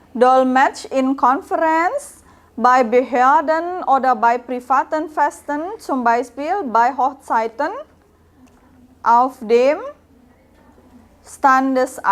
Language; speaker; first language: German; non-native, learner; Indonesian